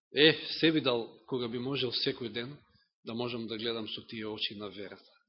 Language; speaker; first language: Macedonian; native; Macedonian